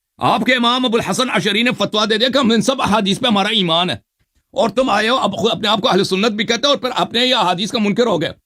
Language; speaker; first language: Urdu; non-native, fluent; Persian